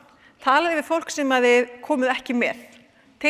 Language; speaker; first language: Icelandic; native; Icelandic